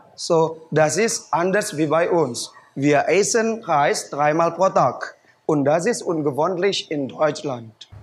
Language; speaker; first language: German; non-native, fluent; Indonesian